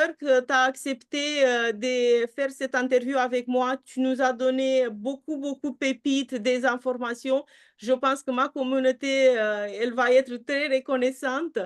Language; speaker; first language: French; non-native, fluent; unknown